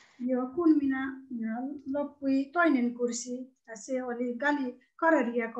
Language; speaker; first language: Finnish; non-native, learner; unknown